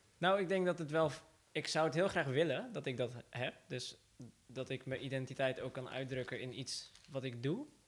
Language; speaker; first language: Dutch; early bilingual, other home language; Assyrian Neo-Aramaic